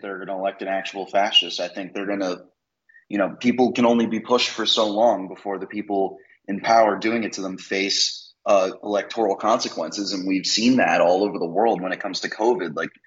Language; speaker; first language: English; native; English